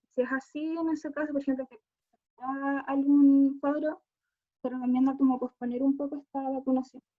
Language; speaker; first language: Spanish; native; Spanish